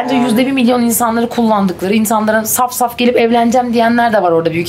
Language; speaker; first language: Turkish; native; Turkish